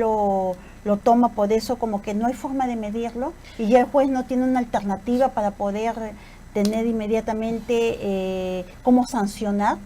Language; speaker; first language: Spanish; native; Spanish